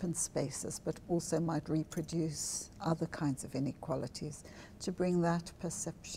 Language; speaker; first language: English; native; English